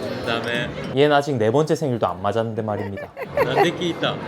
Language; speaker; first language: Korean; native; Korean